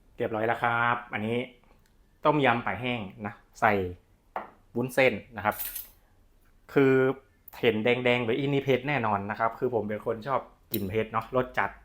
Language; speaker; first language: Thai; native; Thai